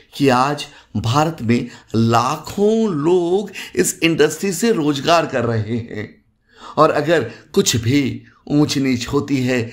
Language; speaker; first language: Hindi; native; Hindi